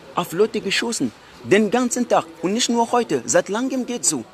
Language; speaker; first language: German; non-native, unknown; French